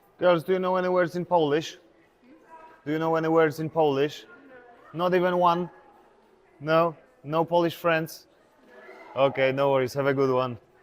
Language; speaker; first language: English; non-native, fluent; Polish